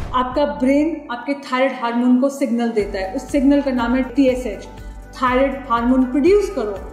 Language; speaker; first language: Hindi; native; Hindi